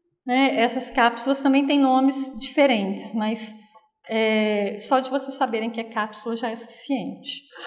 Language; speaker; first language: Portuguese; native; Portuguese